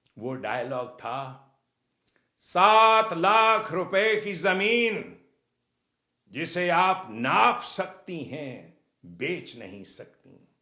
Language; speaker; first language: Urdu; native; Urdu